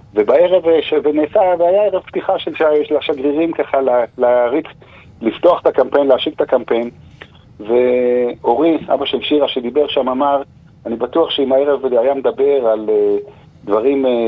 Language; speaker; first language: Hebrew; native; Hebrew